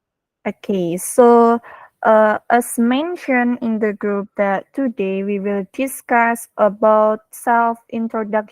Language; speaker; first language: English; non-native, fluent; Indonesian